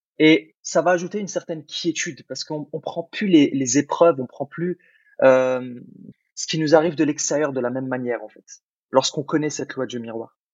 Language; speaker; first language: French; early bilingual, other home language; Arabic